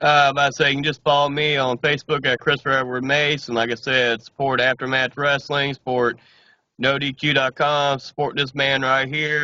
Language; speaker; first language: English; native; English